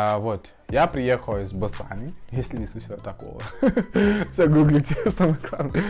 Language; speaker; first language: Russian; non-native, fluent; Tswana